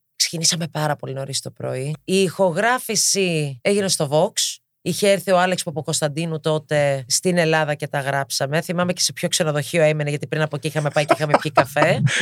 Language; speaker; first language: Greek; early bilingual, heritage; Greek